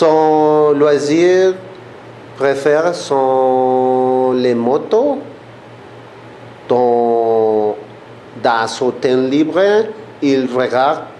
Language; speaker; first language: French; non-native, learner; Spanish